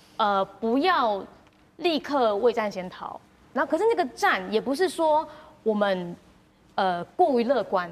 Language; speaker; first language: Chinese; native; Chinese